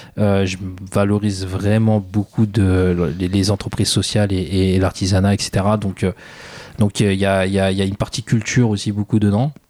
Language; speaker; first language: French; early bilingual, other home language; Khmer